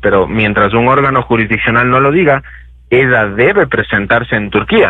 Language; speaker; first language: Spanish; native; Spanish